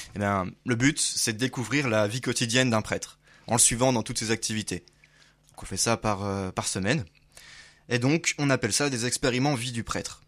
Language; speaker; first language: French; native; French